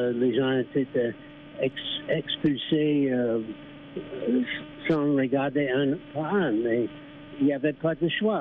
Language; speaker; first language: French; non-native, fluent; English